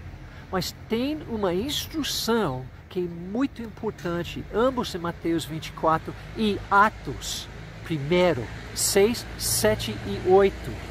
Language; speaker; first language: Portuguese; non-native, fluent; English